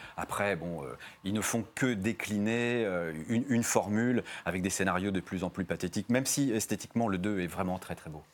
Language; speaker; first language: French; native; French